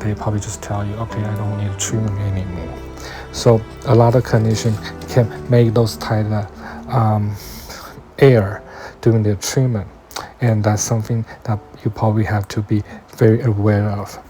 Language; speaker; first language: English; non-native, fluent; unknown